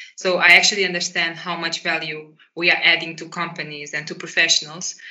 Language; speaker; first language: English; non-native, fluent; Portuguese